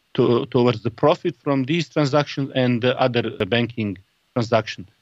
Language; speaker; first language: English; non-native, fluent; Bosnian